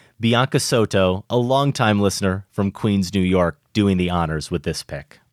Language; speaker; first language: English; native; English